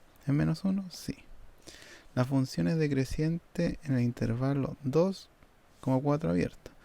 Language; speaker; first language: Spanish; native; Spanish